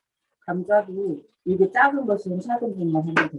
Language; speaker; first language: Korean; native; Korean